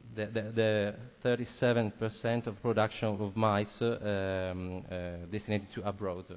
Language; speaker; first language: English; non-native, learner; Italian